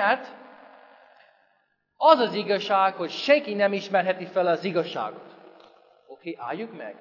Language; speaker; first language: Hungarian; non-native, fluent; English